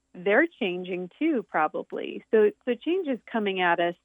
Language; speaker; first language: English; native; English